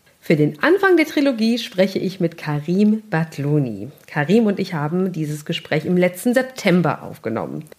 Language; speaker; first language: German; native; German